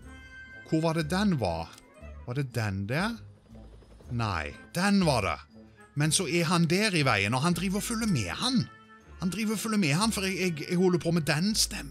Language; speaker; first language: Norwegian; native; Norwegian